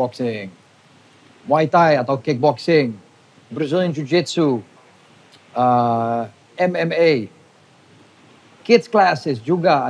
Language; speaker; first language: Indonesian; non-native, fluent; English